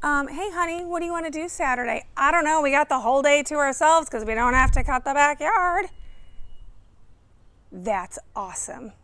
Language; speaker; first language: English; native; English